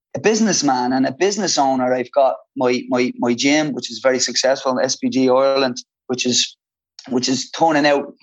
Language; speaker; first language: English; native; English